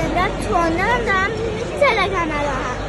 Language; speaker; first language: Persian; native; Persian